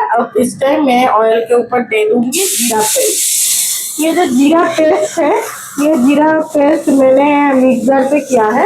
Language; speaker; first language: Hindi; non-native, local second language; Bangla